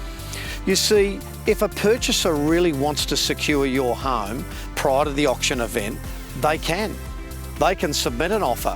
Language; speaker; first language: English; native; English